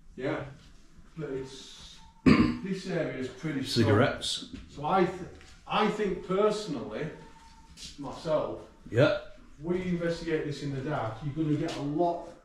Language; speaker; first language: English; native; English